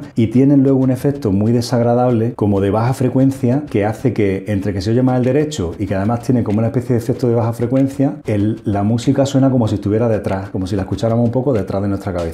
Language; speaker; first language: Spanish; native; Spanish